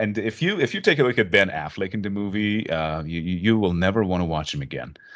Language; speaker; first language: English; non-native, fluent; Persian